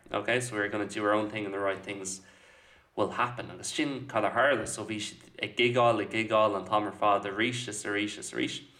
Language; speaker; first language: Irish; non-native, local second language; English